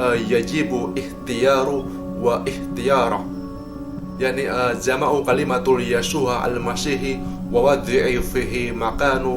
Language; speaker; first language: Arabic; non-native, learner; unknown